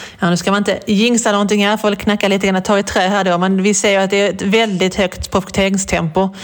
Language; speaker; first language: Swedish; native; Swedish